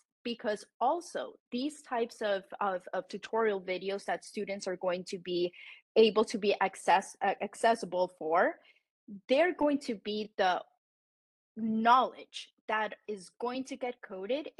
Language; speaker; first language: English; non-native, fluent; Spanish